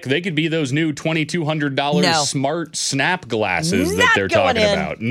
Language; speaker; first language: English; native; English